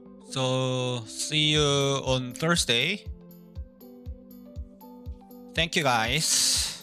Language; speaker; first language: English; non-native, fluent; Korean